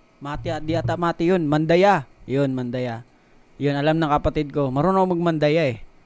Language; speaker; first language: Filipino; non-native, local second language; Cebuano